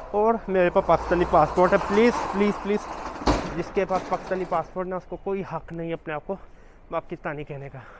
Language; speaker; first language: Urdu; non-native, local second language; Punjabi